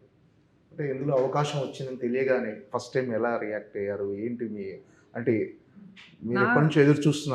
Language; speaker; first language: Telugu; native; Telugu